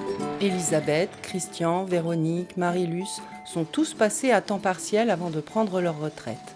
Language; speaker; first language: French; native; French